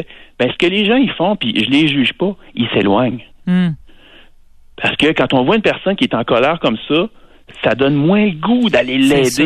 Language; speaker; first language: French; native; French